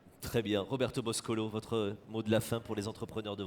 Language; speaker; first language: French; native; French